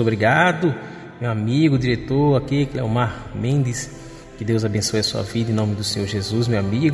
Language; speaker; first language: Portuguese; native; Portuguese